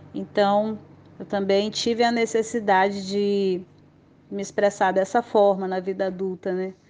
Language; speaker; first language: Portuguese; native; Portuguese